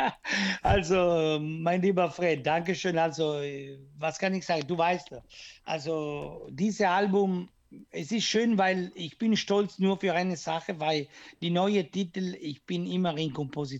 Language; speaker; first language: German; non-native, learner; Italian